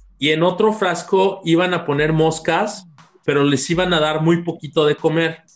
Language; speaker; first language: Spanish; native; Spanish